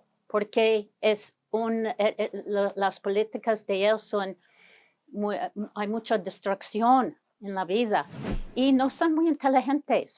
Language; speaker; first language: Spanish; non-native, learner; English